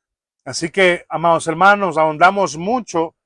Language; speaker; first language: Spanish; native; Spanish